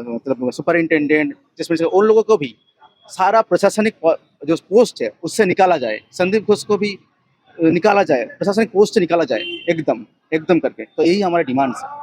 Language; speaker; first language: Hindi; non-native, local second language; Bangla